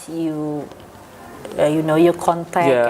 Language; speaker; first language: English; non-native, fluent; Indonesian